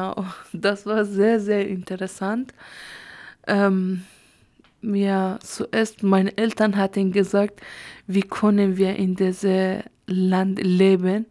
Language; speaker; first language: German; non-native, learner; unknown